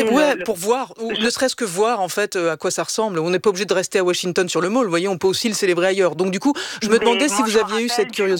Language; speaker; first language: French; native; French